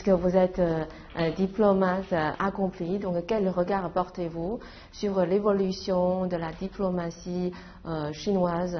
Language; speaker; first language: French; non-native, fluent; Chinese